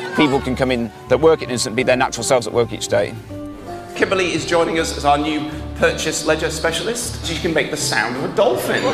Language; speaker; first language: English; native; English